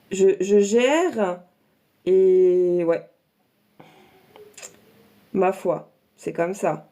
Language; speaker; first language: French; native; French